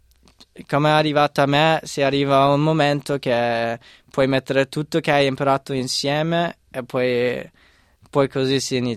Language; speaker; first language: Italian; non-native, fluent; English